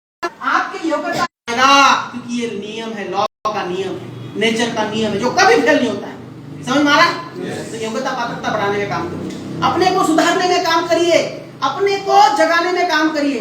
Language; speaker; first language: Hindi; non-native, local second language; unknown